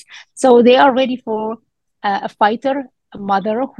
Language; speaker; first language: English; early bilingual, other home language; Amharic